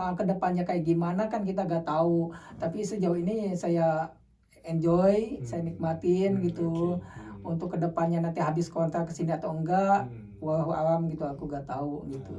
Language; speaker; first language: Indonesian; native; Indonesian